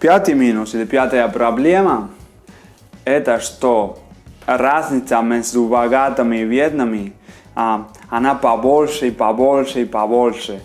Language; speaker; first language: Russian; non-native, fluent; Spanish